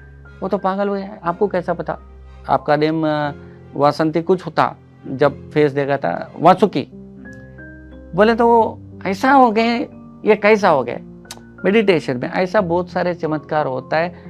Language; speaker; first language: Hindi; non-native, local second language; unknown